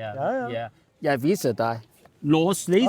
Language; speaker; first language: Danish; non-native, learner; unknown